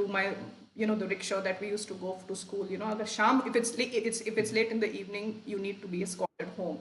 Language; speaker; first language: English; non-native, local second language; Hindi